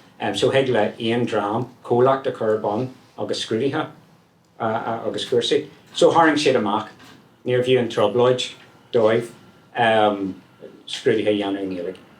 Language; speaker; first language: Irish; non-native, local second language; English